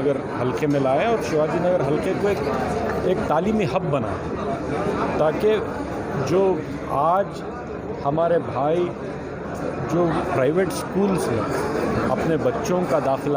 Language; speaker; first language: Urdu; native; Urdu